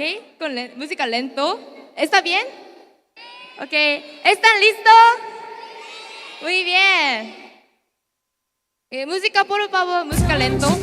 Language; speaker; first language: Spanish; non-native, learner; Korean